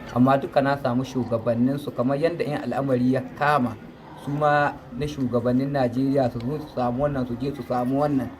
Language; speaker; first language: Hausa; non-native, local second language; Fula